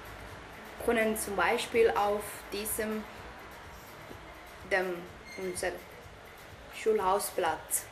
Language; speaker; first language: German; non-native, learner; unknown